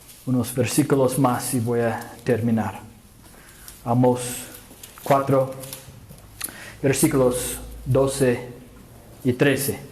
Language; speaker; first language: Spanish; non-native, fluent; English